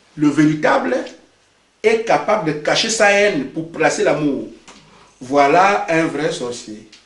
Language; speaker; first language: French; non-native, local second language; Basaa